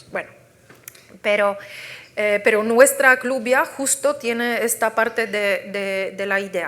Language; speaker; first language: Spanish; non-native, fluent; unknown